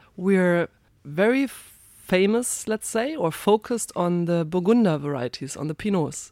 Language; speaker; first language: English; non-native, fluent; German